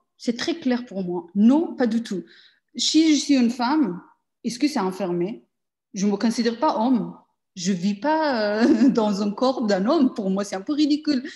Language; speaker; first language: French; non-native, learner; Persian